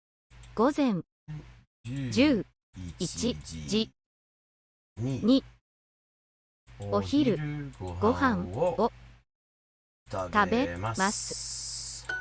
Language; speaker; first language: Japanese; non-native, learner; English